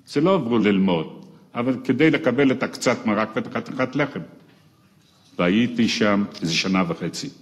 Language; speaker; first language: Hebrew; non-native, fluent; Yiddish